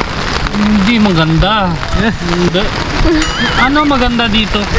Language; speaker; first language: Filipino; non-native, learner; Hindi